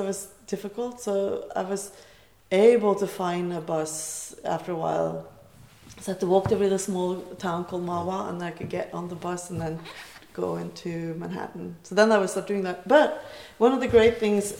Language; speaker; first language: English; non-native, fluent; Norwegian